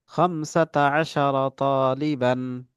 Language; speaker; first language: Arabic; non-native, fluent; Bangla